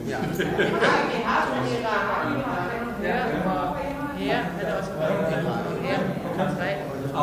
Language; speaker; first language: Danish; non-native, learner; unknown